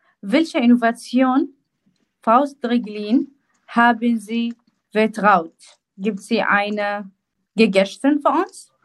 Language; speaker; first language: German; non-native, learner; Arabic